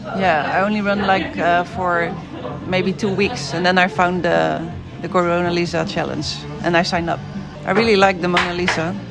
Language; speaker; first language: English; non-native, fluent; Dutch